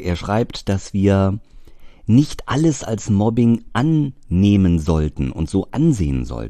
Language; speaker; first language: German; native; German